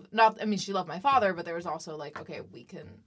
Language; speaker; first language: English; native; English